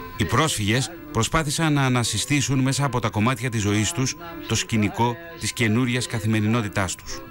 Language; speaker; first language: Greek; native; Greek